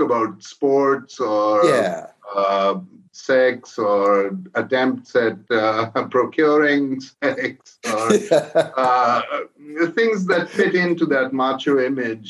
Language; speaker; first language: English; non-native, local second language; Urdu